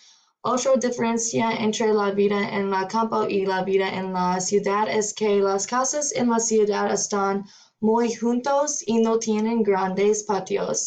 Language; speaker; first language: Spanish; non-native, learner; English